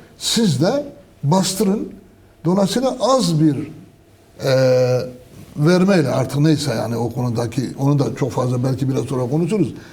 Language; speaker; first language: Turkish; non-native, local second language; Kurdish